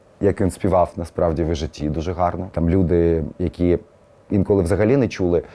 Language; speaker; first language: Ukrainian; early bilingual, other home language; Russian